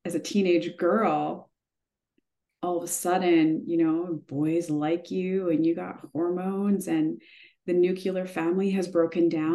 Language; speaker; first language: English; native; English